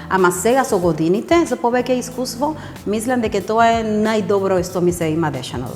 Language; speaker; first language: Macedonian; non-native, learner; Spanish